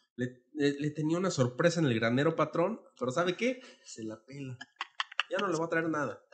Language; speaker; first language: Spanish; native; Spanish